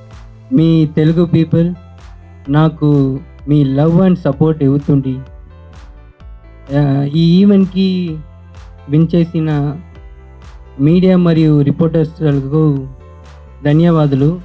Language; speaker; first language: Telugu; non-native, learner; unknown